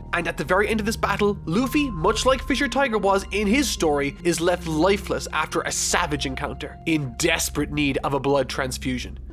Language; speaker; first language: English; native; English